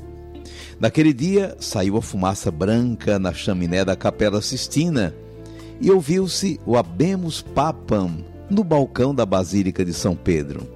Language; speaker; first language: Portuguese; native; Portuguese